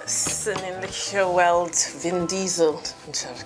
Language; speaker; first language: Welsh; non-native, learner; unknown